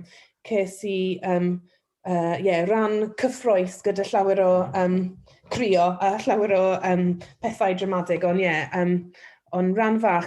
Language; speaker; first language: Welsh; non-native, local second language; English